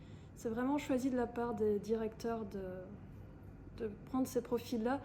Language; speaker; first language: French; native; French